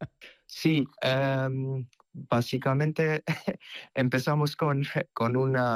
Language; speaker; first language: Spanish; non-native, fluent; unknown